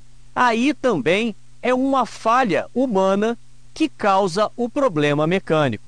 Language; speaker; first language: Portuguese; native; Portuguese